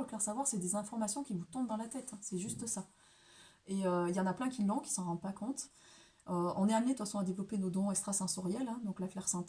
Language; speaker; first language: French; native; French